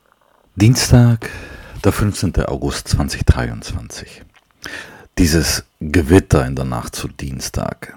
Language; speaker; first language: German; non-native, local second language; Ladin